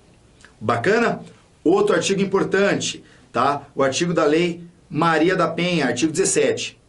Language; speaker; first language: Portuguese; native; Portuguese